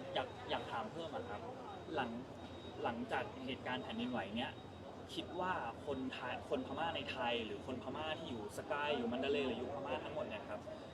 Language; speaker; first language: Thai; native; Thai